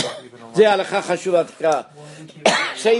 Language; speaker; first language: Hebrew; non-native, learner; English